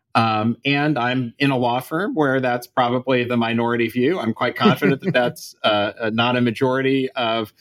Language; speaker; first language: English; native; English